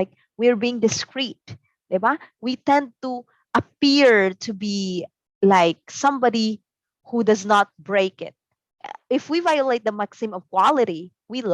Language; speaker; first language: English; non-native, local second language; Cebuano